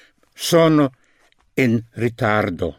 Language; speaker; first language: Italian; non-native, fluent; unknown